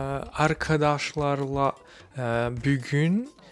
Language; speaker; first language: Turkish; non-native, learner; English